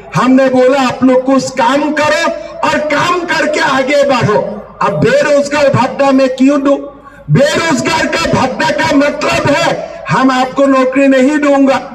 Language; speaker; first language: Hindi; non-native, local second language; Assamese